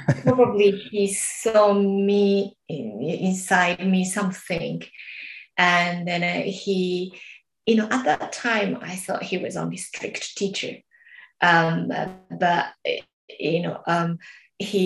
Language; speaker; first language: English; non-native, learner; Japanese